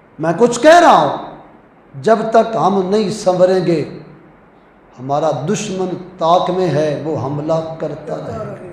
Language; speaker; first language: Urdu; non-native, local second language; Punjabi